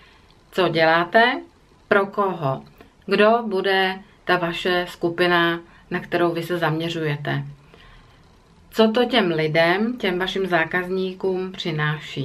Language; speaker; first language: Czech; native; Czech